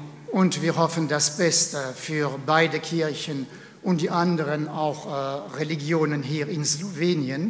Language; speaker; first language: German; non-native, fluent; French